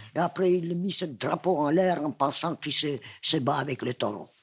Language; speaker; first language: French; non-native, fluent; Russian